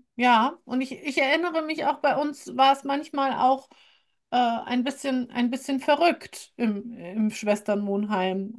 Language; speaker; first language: German; native; German